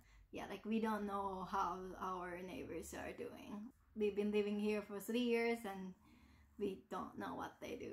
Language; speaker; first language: English; non-native, fluent; Japanese